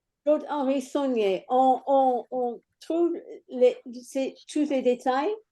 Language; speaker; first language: French; non-native, learner; English